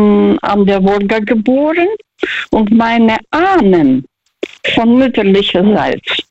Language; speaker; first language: German; non-native, fluent; Russian